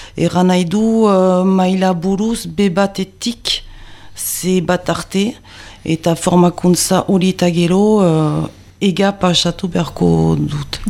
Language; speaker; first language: Basque; non-native, local second language; French